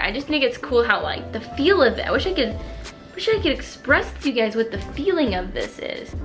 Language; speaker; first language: English; native; English